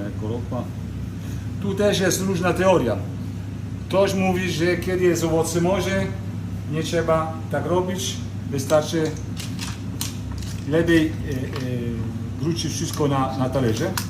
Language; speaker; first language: Polish; non-native, learner; Italian